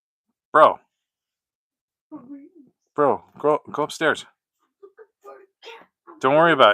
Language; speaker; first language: English; native; English